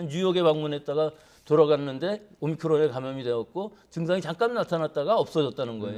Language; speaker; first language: Korean; native; Korean